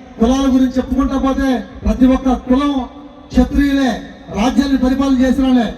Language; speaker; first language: Telugu; native; Telugu